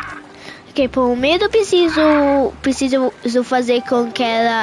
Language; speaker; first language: Portuguese; early bilingual, heritage; Portuguese